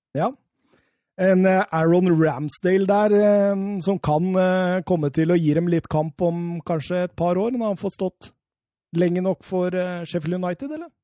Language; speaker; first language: Norwegian; native; Norwegian